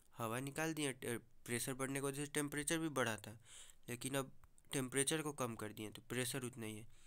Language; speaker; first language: Hindi; native; Hindi